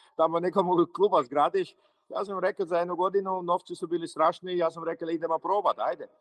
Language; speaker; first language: Croatian; early bilingual, heritage; Croatian